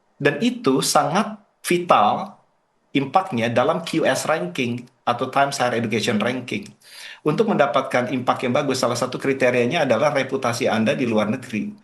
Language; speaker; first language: Indonesian; native; Indonesian